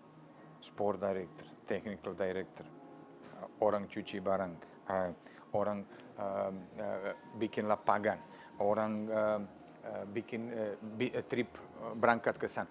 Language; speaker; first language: Indonesian; non-native, fluent; Serbian